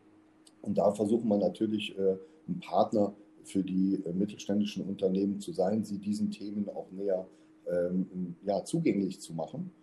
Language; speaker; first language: German; native; German